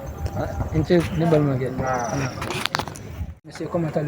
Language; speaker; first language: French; non-native, local second language; Bambara